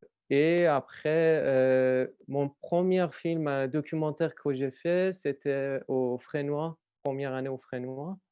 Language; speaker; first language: French; non-native, learner; Persian